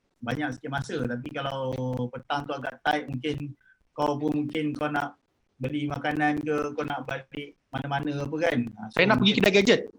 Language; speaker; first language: Malay; native; Malay